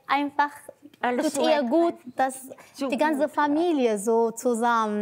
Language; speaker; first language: German; non-native, learner; Arabic